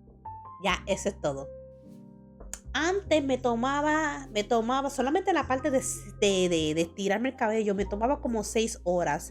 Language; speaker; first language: Spanish; early bilingual, heritage; Spanish